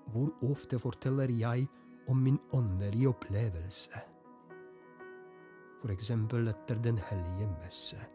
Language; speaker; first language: Norwegian; non-native, fluent; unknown